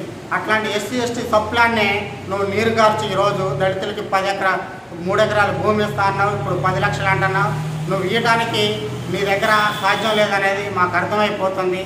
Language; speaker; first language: Telugu; native; Telugu